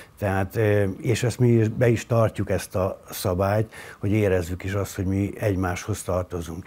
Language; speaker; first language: Hungarian; native; Hungarian